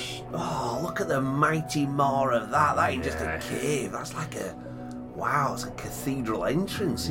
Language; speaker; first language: English; native; English